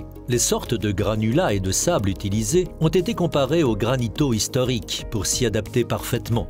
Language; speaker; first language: French; native; French